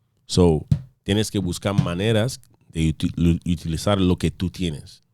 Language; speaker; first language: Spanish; early bilingual, other home language; English